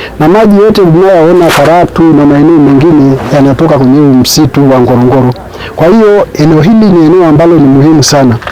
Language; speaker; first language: Swahili; non-native, local second language; Masai